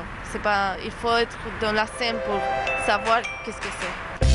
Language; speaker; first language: French; non-native, learner; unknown